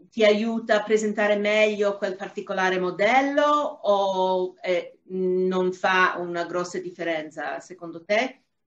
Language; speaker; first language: Italian; non-native, fluent; English